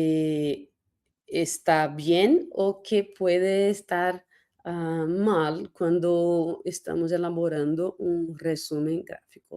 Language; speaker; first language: Spanish; non-native, fluent; Portuguese